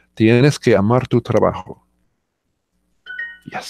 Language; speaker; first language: Spanish; non-native, learner; English